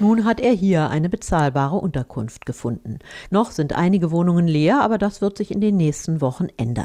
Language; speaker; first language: German; native; German